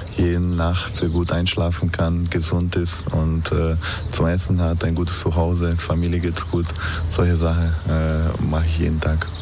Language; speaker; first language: German; non-native, fluent; Portuguese